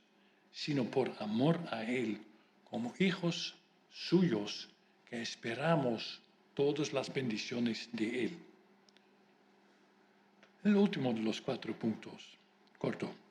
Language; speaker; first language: Spanish; non-native, fluent; Dutch